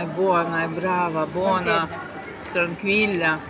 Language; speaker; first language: Italian; non-native, learner; Russian